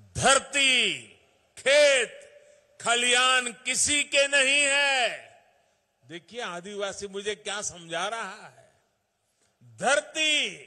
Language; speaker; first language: Hindi; non-native, local second language; Gujarati